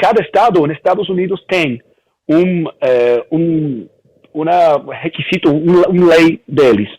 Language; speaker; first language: Portuguese; early bilingual, heritage; Portuguese